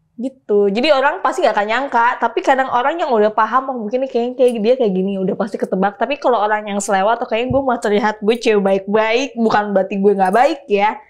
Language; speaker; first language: Indonesian; native; Indonesian